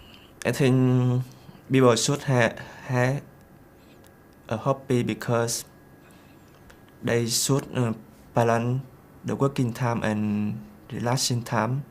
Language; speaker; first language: English; non-native, learner; Vietnamese